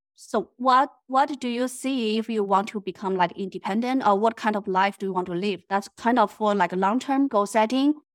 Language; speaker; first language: English; non-native, fluent; Chinese